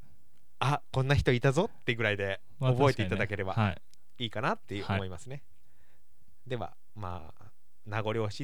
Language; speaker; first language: Japanese; native; Japanese